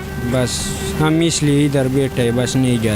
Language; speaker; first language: Hindi; non-native, local second language; Pashto